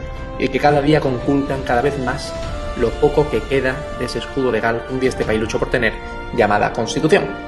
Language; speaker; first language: Spanish; native; Spanish